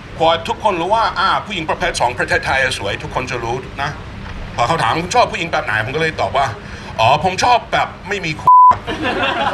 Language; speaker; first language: Thai; non-native, fluent; English